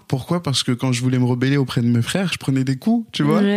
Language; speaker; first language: French; native; French